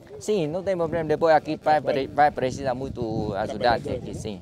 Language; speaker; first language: Portuguese; non-native, learner; Vietnamese